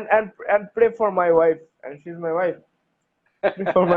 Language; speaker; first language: English; non-native, learner; Bangla